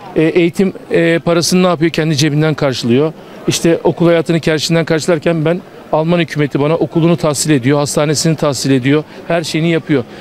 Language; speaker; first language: Turkish; native; Turkish